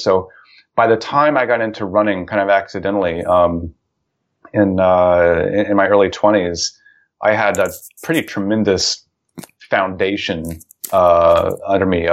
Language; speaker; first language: English; native; English